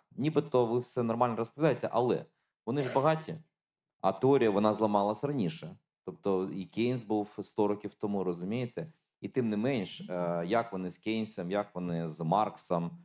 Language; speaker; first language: Ukrainian; native; Ukrainian